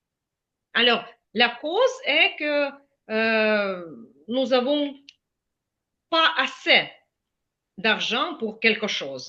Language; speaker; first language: French; non-native, fluent; Ukrainian